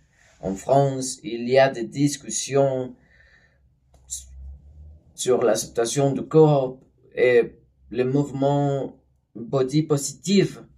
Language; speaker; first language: French; non-native, learner; Spanish